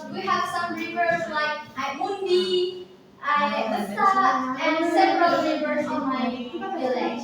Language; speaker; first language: English; non-native, learner; Indonesian